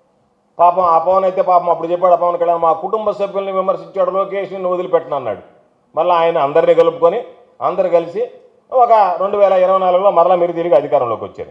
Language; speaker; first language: Telugu; native; Telugu